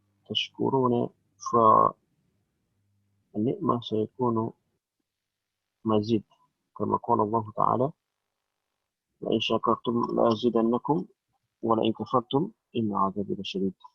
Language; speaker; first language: Arabic; non-native, fluent; Indonesian